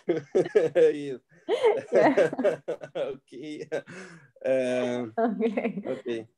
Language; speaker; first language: English; non-native, learner; Arabic